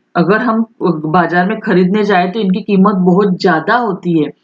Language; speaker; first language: Hindi; non-native, local second language; Marathi